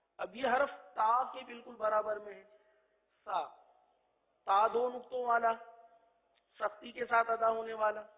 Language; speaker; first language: Urdu; native; Urdu